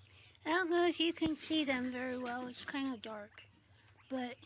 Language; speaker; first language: English; native; English